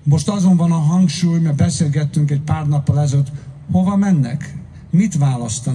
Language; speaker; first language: Hungarian; early bilingual, heritage; Hungarian